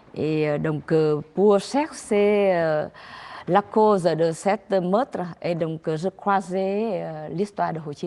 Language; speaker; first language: French; non-native, learner; Vietnamese